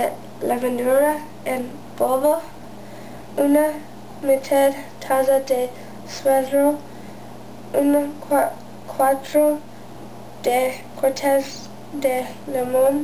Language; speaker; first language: Spanish; non-native, learner; English